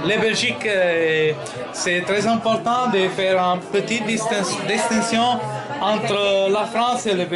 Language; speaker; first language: French; non-native, fluent; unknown